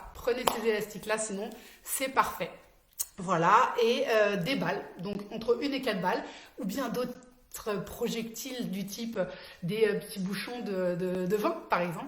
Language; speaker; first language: French; native; French